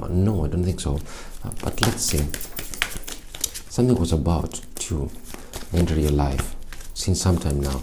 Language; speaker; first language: English; non-native, fluent; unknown